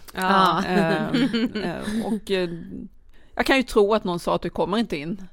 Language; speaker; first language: Swedish; native; Swedish